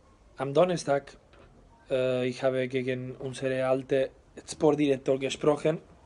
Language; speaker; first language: German; non-native, learner; Spanish